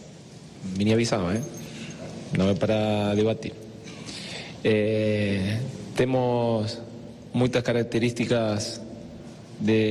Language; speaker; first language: Portuguese; non-native, fluent; Spanish